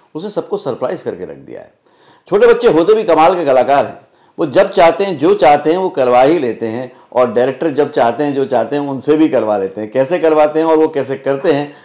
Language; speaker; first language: Hindi; native; Hindi